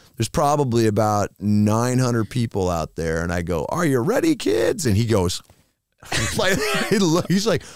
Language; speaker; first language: English; native; English